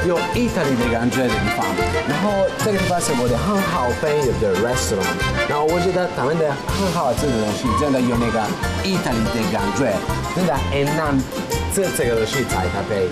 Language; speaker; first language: Chinese; non-native, learner; Italian